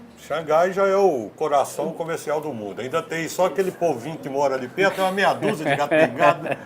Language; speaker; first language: Portuguese; native; Portuguese